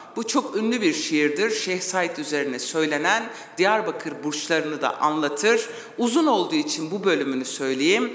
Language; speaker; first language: Turkish; non-native, local second language; Kurdish